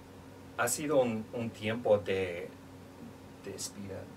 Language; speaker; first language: Spanish; non-native, fluent; English